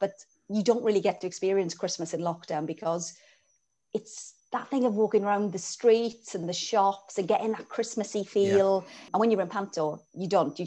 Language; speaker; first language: English; native; English